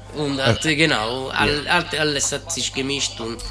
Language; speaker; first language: German; non-native, learner; Italian